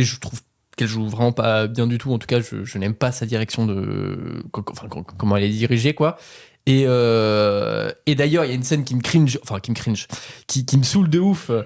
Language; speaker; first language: French; native; French